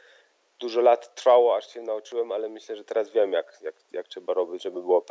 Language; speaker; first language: Polish; early bilingual, heritage; Polish